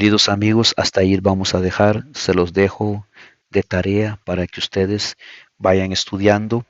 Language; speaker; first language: Spanish; native; Spanish